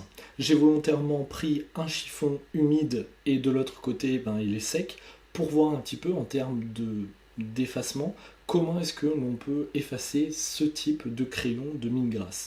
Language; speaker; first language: French; native; French